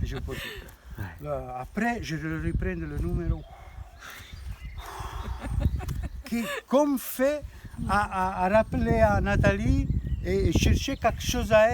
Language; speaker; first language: French; non-native, learner; Italian